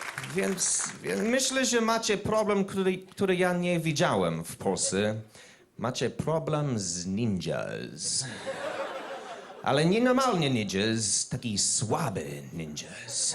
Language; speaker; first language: Polish; non-native, learner; English